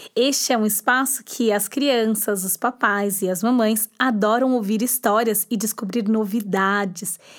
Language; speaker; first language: Portuguese; native; Portuguese